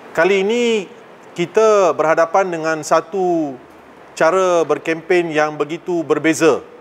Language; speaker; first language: Malay; non-native, local second language; Tamil